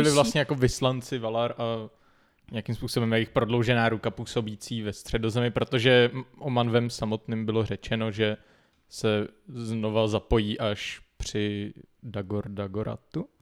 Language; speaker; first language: Czech; native; Czech